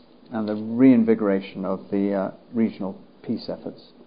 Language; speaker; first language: English; native; English